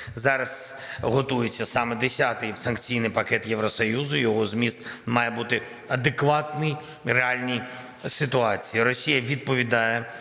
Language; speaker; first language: Ukrainian; non-native, local second language; Russian